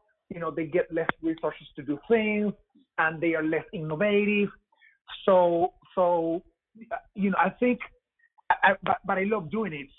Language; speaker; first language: English; non-native, fluent; Spanish